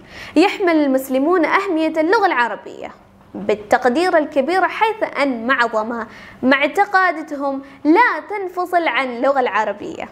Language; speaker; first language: Arabic; early bilingual, other home language; Malayalam